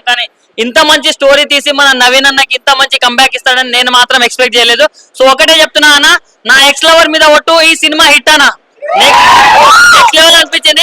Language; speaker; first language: Telugu; native; Telugu